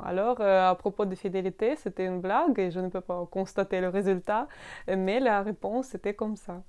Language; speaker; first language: French; non-native, fluent; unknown